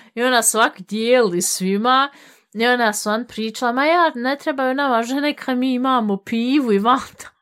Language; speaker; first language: Bosnian; early bilingual, heritage; Bosnian